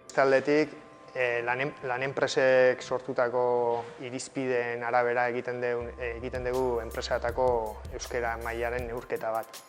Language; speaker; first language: Basque; native; Basque